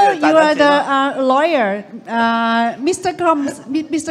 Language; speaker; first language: English; non-native, learner; Cantonese